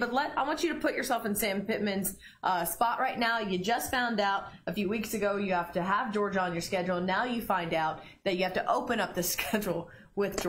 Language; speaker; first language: English; native; English